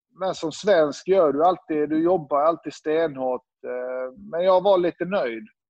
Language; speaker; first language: Swedish; early bilingual, other home language; Serbian